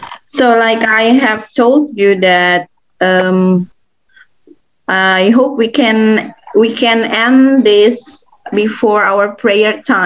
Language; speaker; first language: English; non-native, fluent; Indonesian